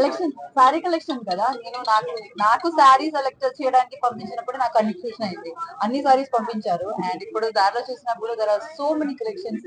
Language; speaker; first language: Telugu; non-native, local second language; Malayalam